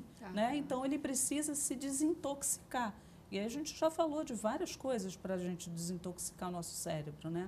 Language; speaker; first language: Portuguese; native; Portuguese